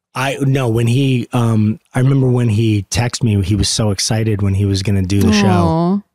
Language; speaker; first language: English; native; English